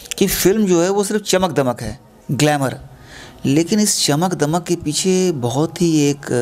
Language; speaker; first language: Hindi; native; Hindi